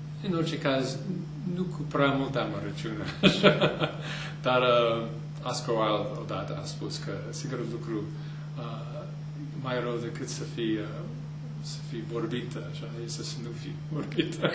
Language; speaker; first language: Romanian; non-native, fluent; English